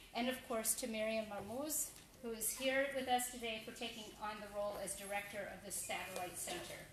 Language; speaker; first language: English; native; English